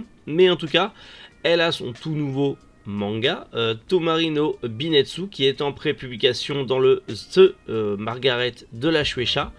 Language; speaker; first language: French; native; French